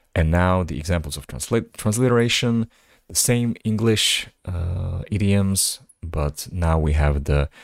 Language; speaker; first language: English; non-native, fluent; Slovak